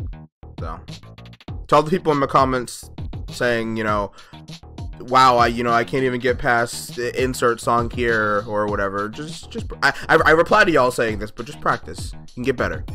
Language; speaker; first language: English; native; English